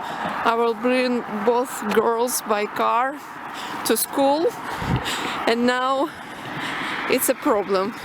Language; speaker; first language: English; non-native, local second language; Russian